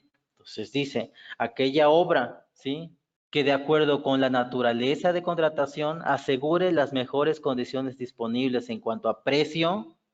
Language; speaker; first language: Spanish; native; Spanish